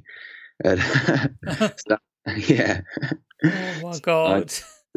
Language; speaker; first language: English; native; English